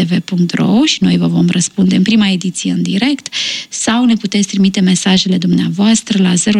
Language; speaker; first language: Romanian; native; Romanian